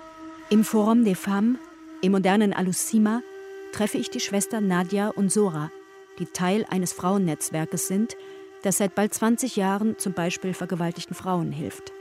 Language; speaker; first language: German; native; German